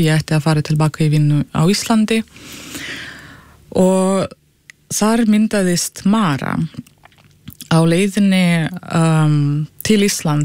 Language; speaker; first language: Icelandic; non-native, fluent; Russian